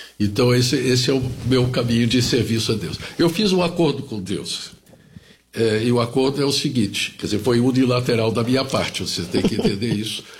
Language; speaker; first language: Portuguese; early bilingual, other home language; German